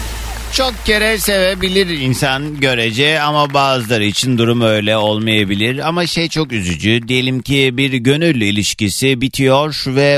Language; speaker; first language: Turkish; native; Turkish